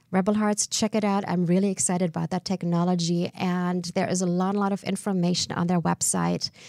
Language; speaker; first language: English; non-native, fluent; German